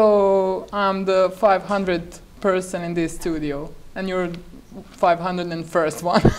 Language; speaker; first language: English; non-native, fluent; Bosnian